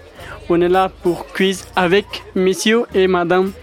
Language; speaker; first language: French; non-native, learner; Pashto